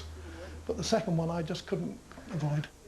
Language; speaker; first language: English; native; English